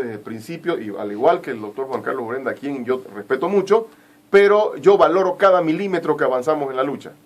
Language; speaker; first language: Spanish; native; Spanish